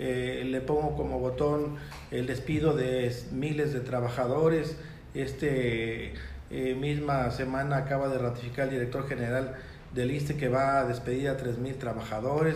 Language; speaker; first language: Spanish; native; Spanish